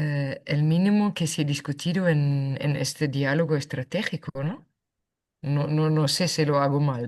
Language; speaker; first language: Spanish; non-native, fluent; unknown